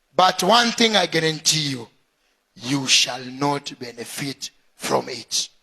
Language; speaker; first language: English; non-native, local second language; Swahili